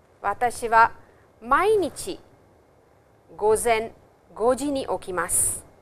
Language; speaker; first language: Japanese; non-native, fluent; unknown